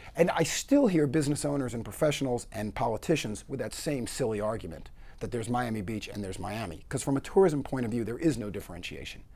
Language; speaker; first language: English; native; English